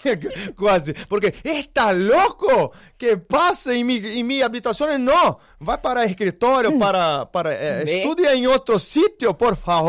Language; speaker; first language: Spanish; non-native, learner; Portuguese